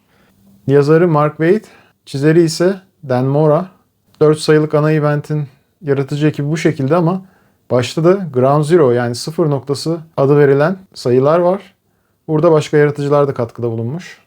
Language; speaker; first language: Turkish; native; Turkish